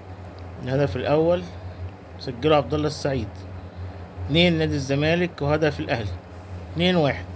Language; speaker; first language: Arabic; native; Arabic